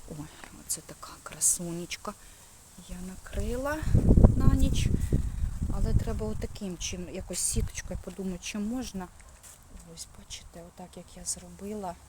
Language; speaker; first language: Ukrainian; native; Ukrainian